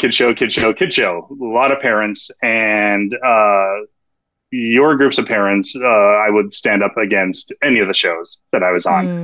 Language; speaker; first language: English; native; English